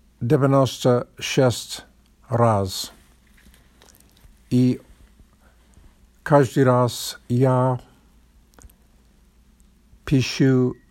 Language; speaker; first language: Russian; non-native, learner; English